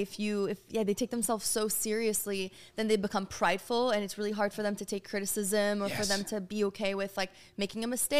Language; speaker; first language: English; non-native, fluent; French